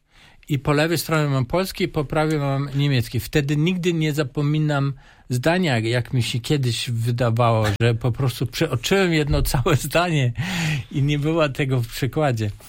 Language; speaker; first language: Polish; non-native, fluent; German